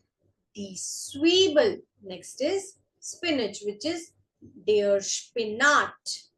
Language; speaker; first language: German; non-native, fluent; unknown